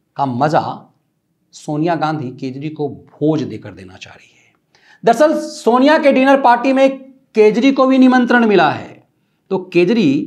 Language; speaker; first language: Hindi; native; Hindi